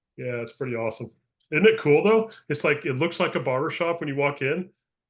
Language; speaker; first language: English; native; English